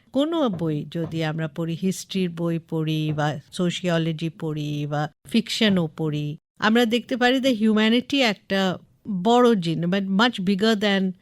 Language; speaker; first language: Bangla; non-native, local second language; English